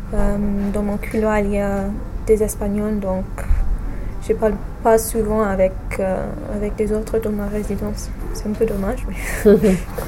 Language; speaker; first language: French; non-native, fluent; English